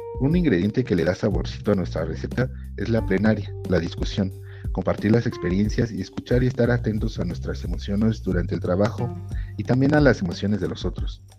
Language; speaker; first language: Spanish; native; Spanish